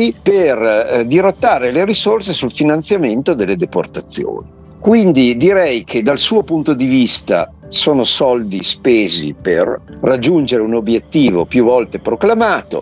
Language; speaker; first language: Italian; native; Italian